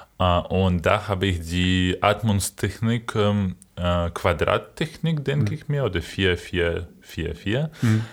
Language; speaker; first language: German; non-native, fluent; Ukrainian